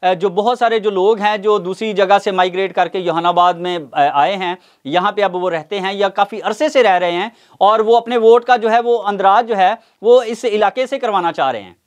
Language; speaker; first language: Urdu; non-native, local second language; Punjabi